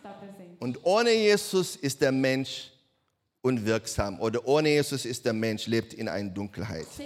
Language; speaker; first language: German; non-native, learner; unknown